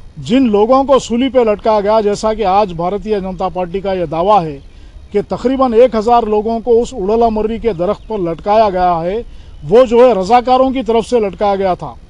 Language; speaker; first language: Urdu; native; Urdu